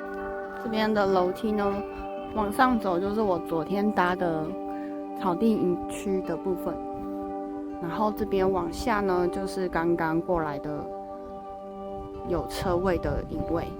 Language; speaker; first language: Chinese; native; Chinese